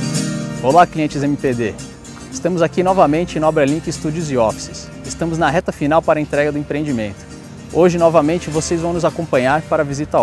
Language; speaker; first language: Portuguese; native; Portuguese